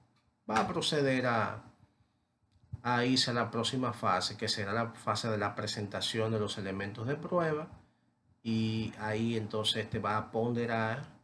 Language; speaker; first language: Spanish; native; Spanish